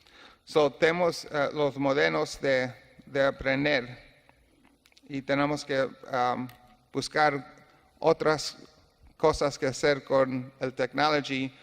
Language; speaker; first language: Spanish; non-native, learner; English